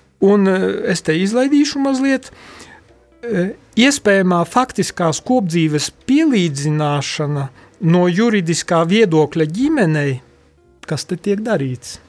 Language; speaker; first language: Latvian; non-native, local second language; Polish